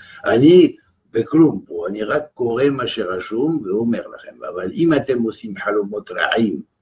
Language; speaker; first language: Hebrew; non-native, fluent; French